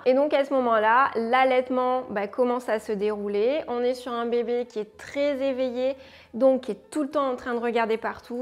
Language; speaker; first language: French; native; French